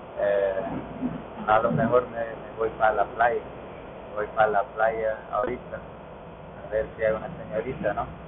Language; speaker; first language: Spanish; non-native, learner; English